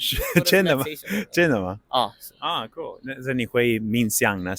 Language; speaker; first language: Chinese; non-native, learner; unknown